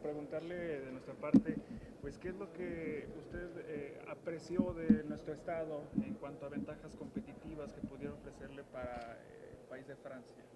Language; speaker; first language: Spanish; native; Spanish